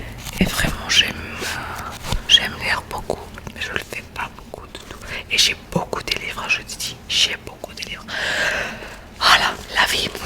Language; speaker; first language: French; non-native, learner; Spanish